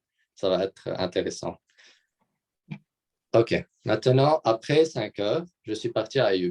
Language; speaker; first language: French; non-native, local second language; Arabic